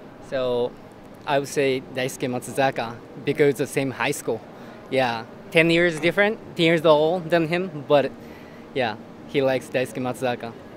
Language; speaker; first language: English; non-native, learner; Japanese